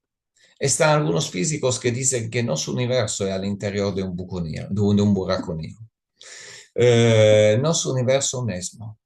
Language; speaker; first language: Spanish; non-native, learner; Italian